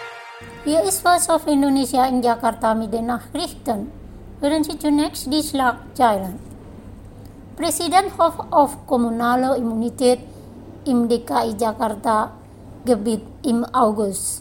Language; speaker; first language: German; non-native, fluent; Indonesian